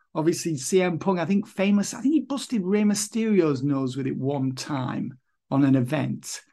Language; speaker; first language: English; native; English